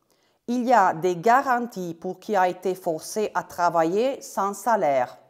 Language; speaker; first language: French; non-native, fluent; Italian